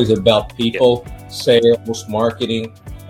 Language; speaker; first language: English; native; English